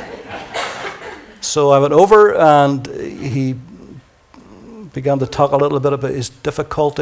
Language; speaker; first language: English; native; English